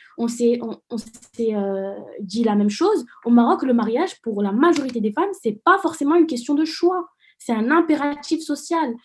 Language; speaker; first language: French; non-native, local second language; Arabic